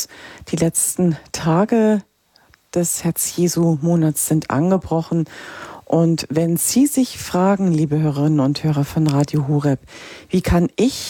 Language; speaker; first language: German; native; German